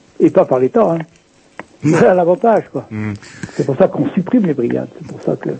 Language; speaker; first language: French; native; French